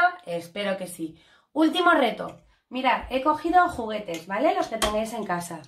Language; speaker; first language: Spanish; native; Spanish